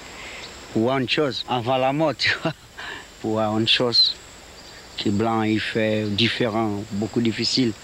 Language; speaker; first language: French; non-native, local second language; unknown